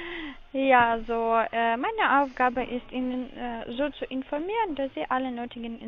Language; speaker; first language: German; non-native, learner; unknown